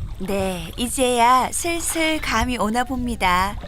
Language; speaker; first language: Korean; native; Korean